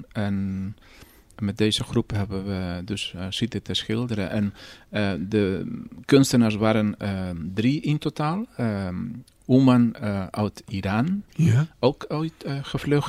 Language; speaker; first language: Dutch; non-native, fluent; Spanish